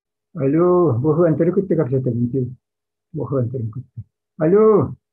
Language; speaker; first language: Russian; non-native, local second language; Yakut